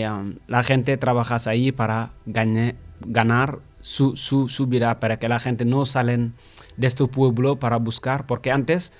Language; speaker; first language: Spanish; non-native, learner; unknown